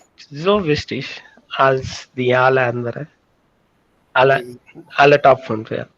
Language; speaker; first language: German; non-native, learner; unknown